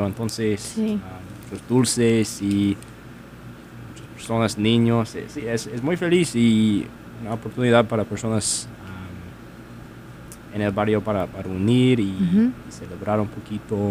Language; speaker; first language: Spanish; non-native, learner; English